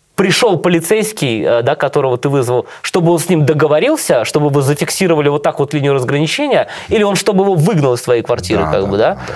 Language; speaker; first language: Russian; native; Russian